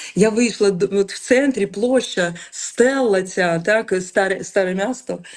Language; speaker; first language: Ukrainian; native; Ukrainian